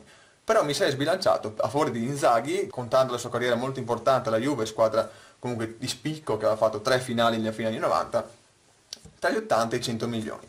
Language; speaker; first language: Italian; native; Italian